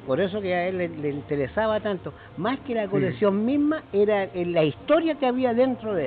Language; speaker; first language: Spanish; native; Spanish